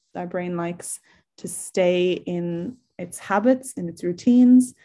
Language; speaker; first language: English; native; English